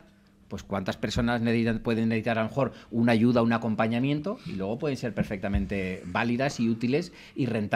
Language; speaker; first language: Spanish; native; Spanish